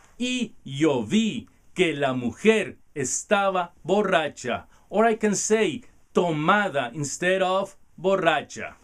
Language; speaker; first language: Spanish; non-native, learner; English